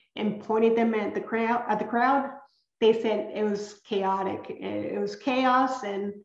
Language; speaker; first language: English; early bilingual, other home language; Spanish